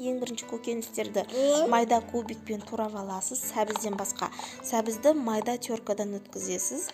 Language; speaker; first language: Kazakh; native; Kazakh